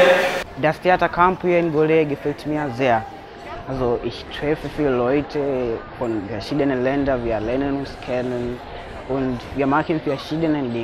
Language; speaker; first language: German; non-native, learner; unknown